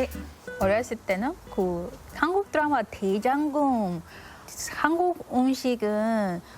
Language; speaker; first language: Korean; non-native, learner; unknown